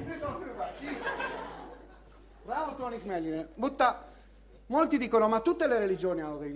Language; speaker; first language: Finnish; non-native, learner; Italian